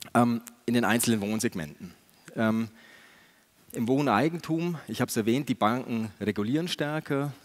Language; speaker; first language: German; native; German